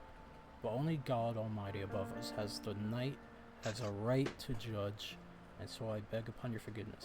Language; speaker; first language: English; native; English